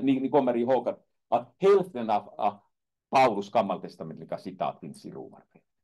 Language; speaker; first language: Swedish; non-native, fluent; Finnish